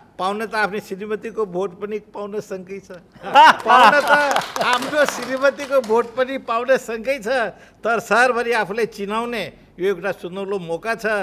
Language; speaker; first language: Nepali; non-native, local second language; Marwari